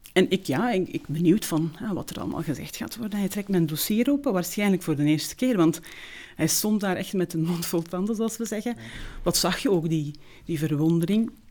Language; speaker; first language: Dutch; early bilingual, other home language; Turkish